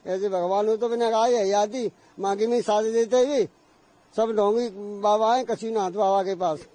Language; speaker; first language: Hindi; native; Hindi